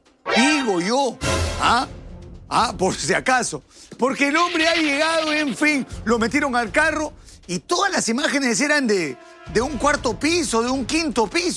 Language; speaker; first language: Spanish; native; Spanish